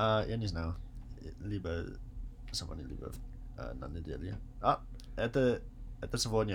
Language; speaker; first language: Russian; non-native, learner; English